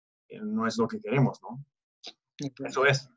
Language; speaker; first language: Spanish; non-native, fluent; Italian